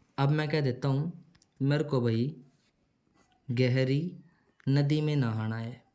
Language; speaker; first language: Hindi; native; Hindi